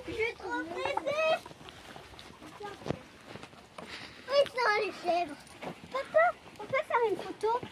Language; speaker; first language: French; native; French